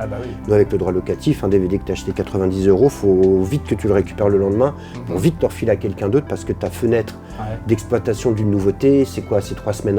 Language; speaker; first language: French; native; French